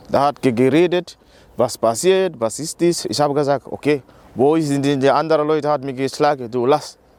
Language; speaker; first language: German; non-native, learner; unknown